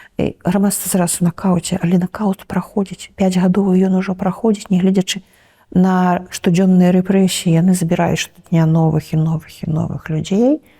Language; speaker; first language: Belarusian; native; Belarusian